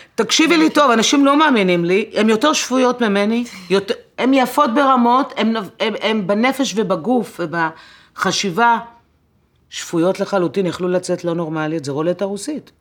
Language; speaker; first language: Hebrew; non-native, fluent; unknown